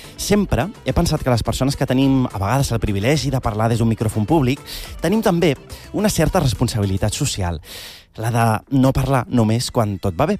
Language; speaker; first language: Catalan; early bilingual, other home language; Arabic